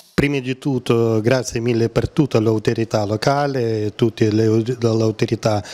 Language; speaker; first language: Italian; non-native, learner; Ukrainian